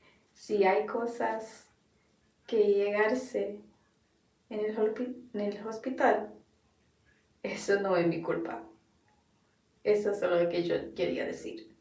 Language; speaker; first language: Spanish; non-native, learner; English